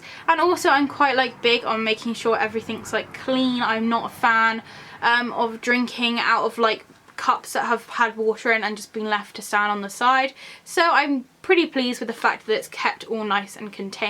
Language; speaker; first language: English; native; English